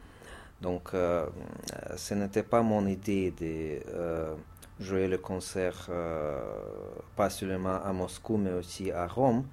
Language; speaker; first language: French; non-native, fluent; Russian